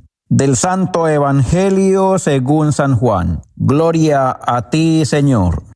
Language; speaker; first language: Spanish; native; Spanish